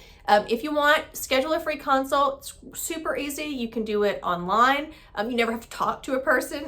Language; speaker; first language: English; native; English